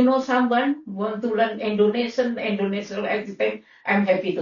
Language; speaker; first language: English; non-native, learner; Indonesian